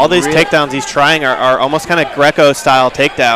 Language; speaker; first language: English; native; English